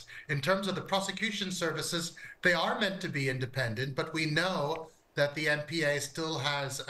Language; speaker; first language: English; native; English